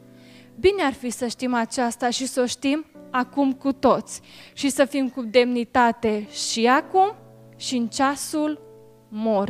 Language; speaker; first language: Romanian; native; Romanian